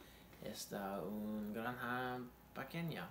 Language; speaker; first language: Spanish; non-native, learner; English